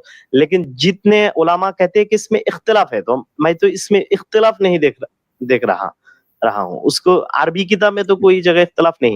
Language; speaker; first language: Hindi; non-native, learner; Bangla